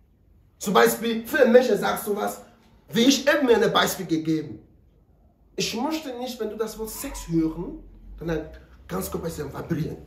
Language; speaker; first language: German; non-native, learner; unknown